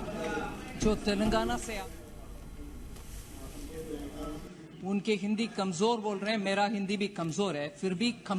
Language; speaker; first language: Hindi; non-native, local second language; Tamil